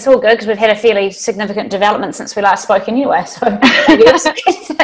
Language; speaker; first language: English; native; English